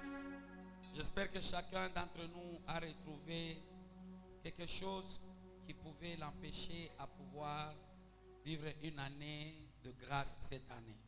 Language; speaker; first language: French; non-native, local second language; Swahili